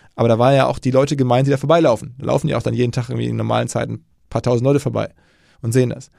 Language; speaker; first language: German; native; German